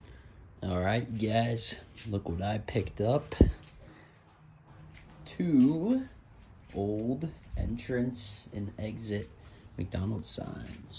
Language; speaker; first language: English; native; English